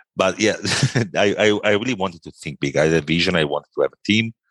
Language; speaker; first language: English; non-native, fluent; Italian